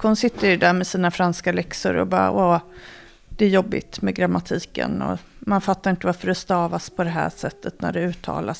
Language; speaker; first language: Swedish; native; Swedish